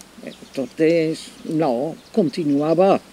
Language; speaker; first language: Spanish; non-native, fluent; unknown